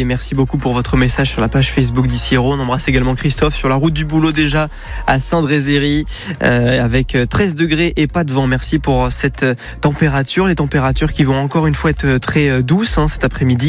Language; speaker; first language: French; native; French